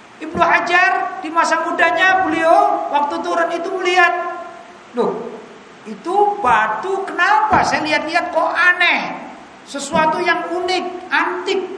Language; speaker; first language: Indonesian; native; Indonesian